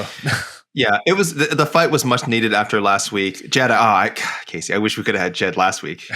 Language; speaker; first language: English; native; English